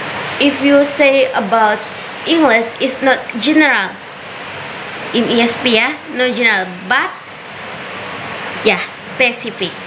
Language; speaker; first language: English; non-native, learner; Indonesian